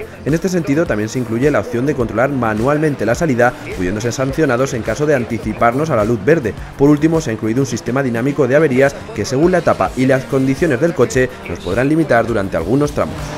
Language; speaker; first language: Spanish; native; Spanish